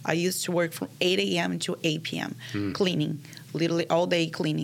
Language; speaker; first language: English; non-native, fluent; Portuguese